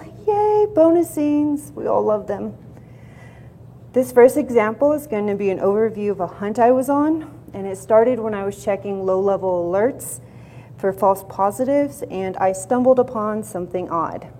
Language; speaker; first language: English; native; English